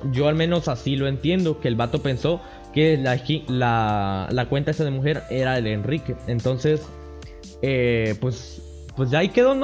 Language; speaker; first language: Spanish; native; Spanish